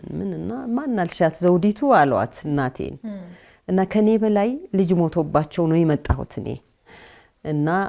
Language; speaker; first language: Amharic; native; Amharic